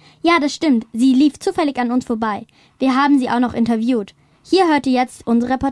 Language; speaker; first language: German; native; German